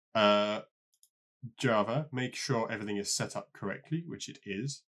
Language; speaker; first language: English; native; English